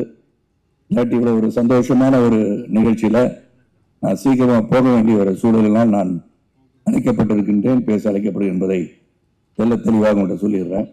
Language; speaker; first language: Tamil; native; Tamil